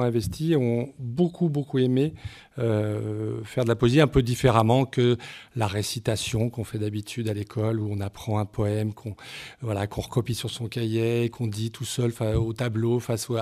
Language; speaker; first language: French; native; French